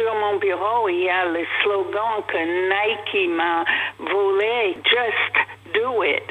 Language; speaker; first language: French; non-native, fluent; English